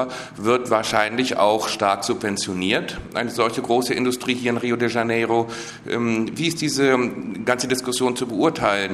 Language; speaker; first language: German; native; German